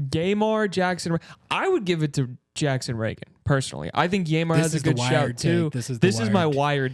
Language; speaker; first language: English; native; English